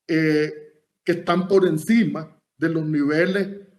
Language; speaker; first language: Spanish; native; Spanish